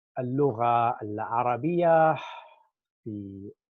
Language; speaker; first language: Arabic; non-native, fluent; English